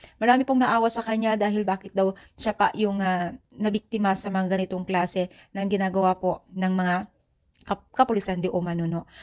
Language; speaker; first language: Filipino; non-native, local second language; Iloko